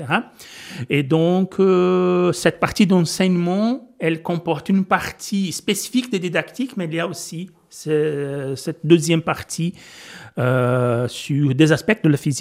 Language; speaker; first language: French; non-native, fluent; Portuguese